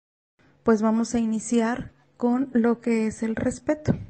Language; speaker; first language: Spanish; native; Spanish